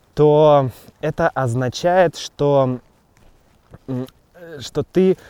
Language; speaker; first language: Russian; native; Russian